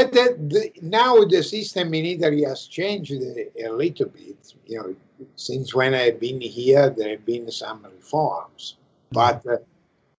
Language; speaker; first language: English; non-native, fluent; Italian